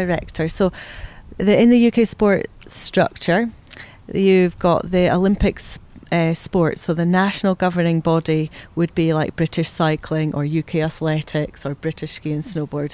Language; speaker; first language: English; native; English